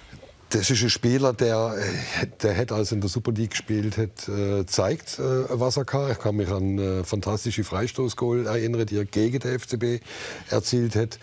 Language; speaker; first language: German; native; German